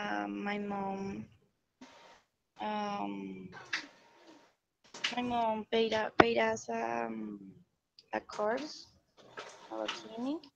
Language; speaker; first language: English; non-native, learner; Spanish